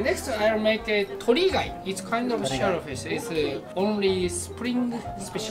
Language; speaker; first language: English; non-native, learner; Japanese